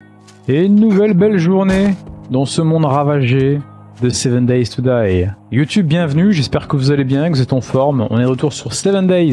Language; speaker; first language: French; native; French